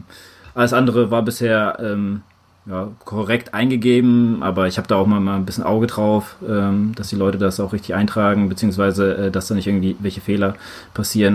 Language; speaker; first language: German; native; German